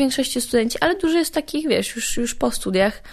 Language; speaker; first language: Polish; native; Polish